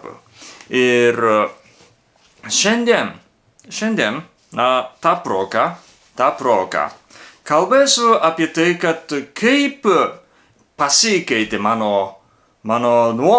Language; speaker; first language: Lithuanian; non-native, learner; Japanese